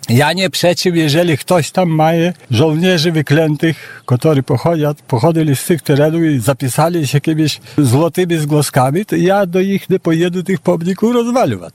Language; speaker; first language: Polish; non-native, local second language; Belarusian